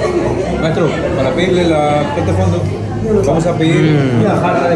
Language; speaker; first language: Spanish; native; Spanish